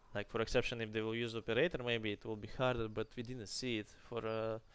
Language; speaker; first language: English; non-native, fluent; Russian